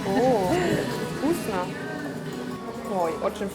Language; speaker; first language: Russian; non-native, learner; German